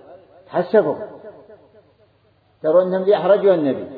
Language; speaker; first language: Arabic; native; Arabic